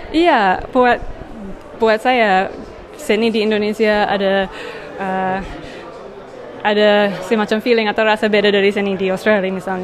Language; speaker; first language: Indonesian; non-native, fluent; English